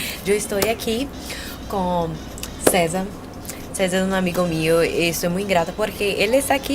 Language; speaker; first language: Spanish; non-native, learner; Portuguese